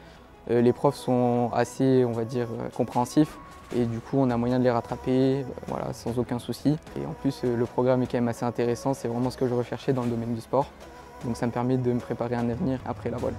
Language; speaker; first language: French; native; French